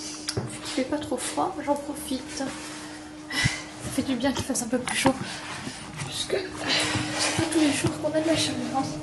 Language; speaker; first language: French; native; French